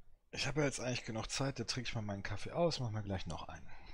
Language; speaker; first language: German; early bilingual, other home language; French